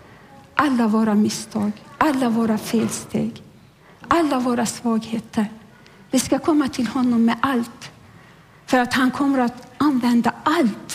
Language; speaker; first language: Swedish; non-native, fluent; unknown